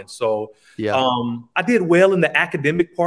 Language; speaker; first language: English; native; English